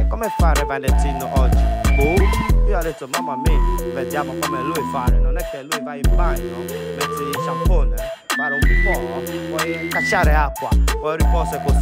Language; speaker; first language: Italian; non-native, learner; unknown